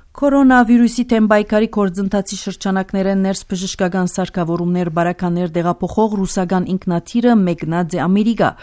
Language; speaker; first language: Armenian; native; Armenian